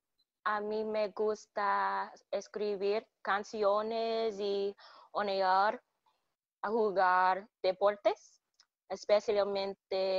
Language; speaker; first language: Spanish; non-native, learner; English